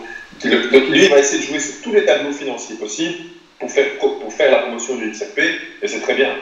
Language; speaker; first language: French; native; French